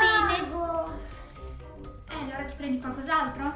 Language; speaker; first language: Italian; native; Italian